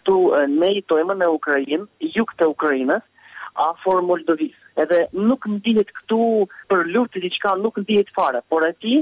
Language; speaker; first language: Albanian; early bilingual, heritage; Albanian